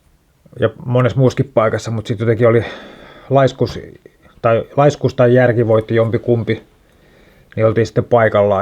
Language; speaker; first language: Finnish; native; Finnish